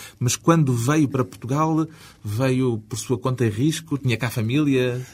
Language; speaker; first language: Portuguese; native; Portuguese